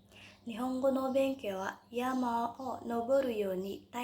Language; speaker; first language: Japanese; non-native, learner; Indonesian